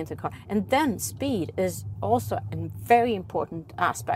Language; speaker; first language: English; non-native, fluent; Swedish